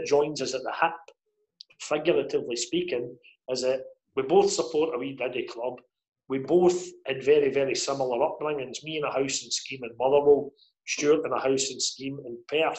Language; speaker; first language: English; native; English